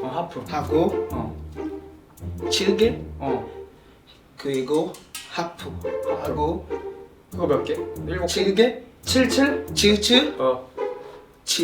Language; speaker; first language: Korean; non-native, learner; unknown